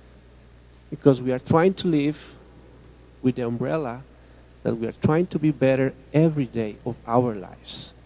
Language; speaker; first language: English; non-native, fluent; Spanish